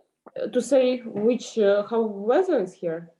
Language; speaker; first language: English; non-native, fluent; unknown